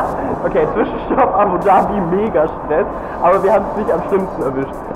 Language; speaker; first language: German; native; German